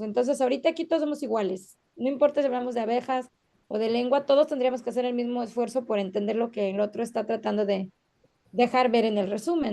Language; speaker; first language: Spanish; native; Spanish